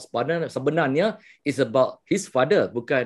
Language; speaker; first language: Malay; non-native, local second language; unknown